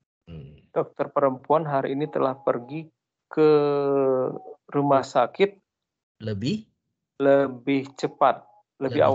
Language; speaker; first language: Indonesian; native; Indonesian